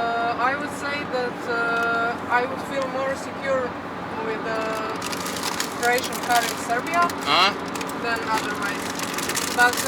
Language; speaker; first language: English; non-native, fluent; Croatian